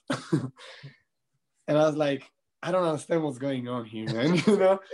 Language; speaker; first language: English; non-native, fluent; Albanian